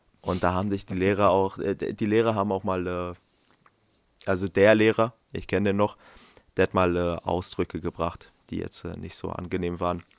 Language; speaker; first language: German; non-native, fluent; Romanian